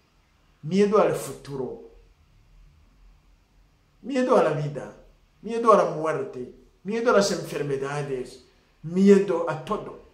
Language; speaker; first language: Spanish; non-native, fluent; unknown